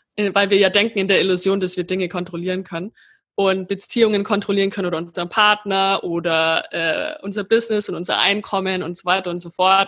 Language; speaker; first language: German; native; German